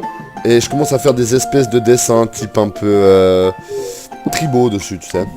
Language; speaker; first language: French; native; French